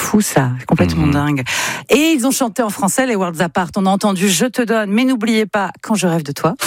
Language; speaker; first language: French; native; French